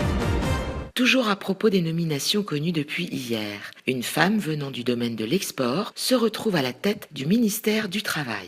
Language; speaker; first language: French; native; French